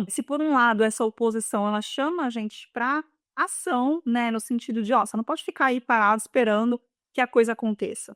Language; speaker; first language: Portuguese; native; Portuguese